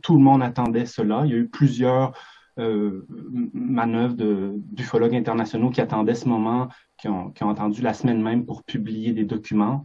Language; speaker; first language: French; native; French